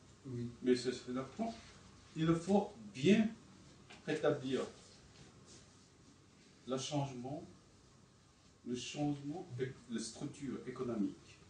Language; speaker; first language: French; non-native, fluent; Chinese